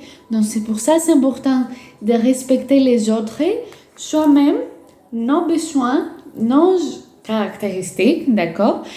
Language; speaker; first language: French; non-native, fluent; Greek